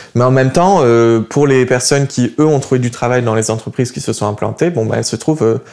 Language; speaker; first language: French; early bilingual, other home language; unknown